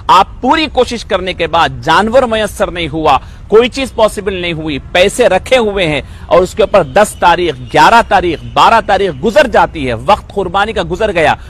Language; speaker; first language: Urdu; native; Urdu